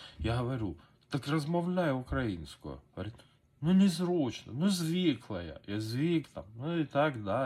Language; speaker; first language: Ukrainian; non-native, learner; Persian